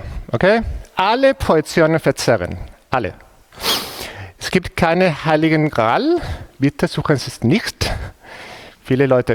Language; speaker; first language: German; non-native, fluent; Spanish